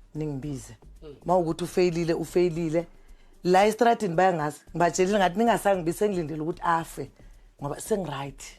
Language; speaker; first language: Zulu; native; Zulu